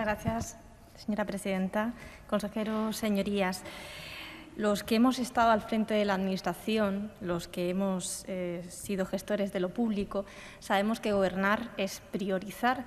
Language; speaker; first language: Spanish; native; Spanish